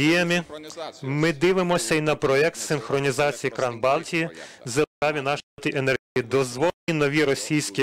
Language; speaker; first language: Ukrainian; non-native, learner; Lithuanian